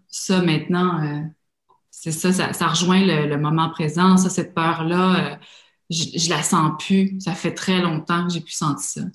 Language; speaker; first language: French; native; French